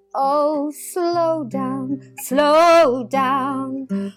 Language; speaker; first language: English; native; English